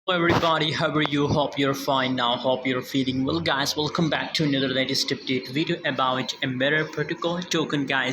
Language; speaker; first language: English; non-native, fluent; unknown